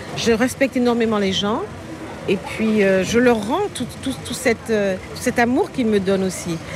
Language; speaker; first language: French; native; French